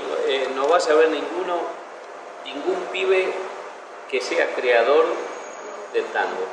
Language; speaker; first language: Spanish; native; Spanish